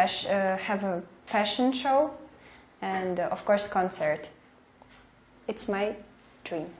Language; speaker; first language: English; non-native, learner; Russian